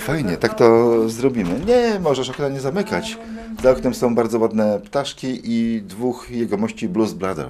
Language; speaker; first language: Polish; native; Polish